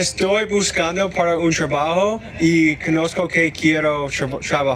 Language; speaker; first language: Spanish; non-native, learner; English